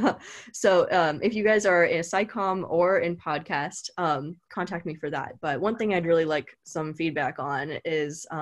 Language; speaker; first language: English; native; English